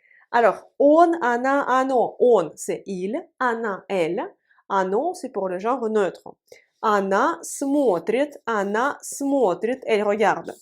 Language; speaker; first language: French; non-native, fluent; Russian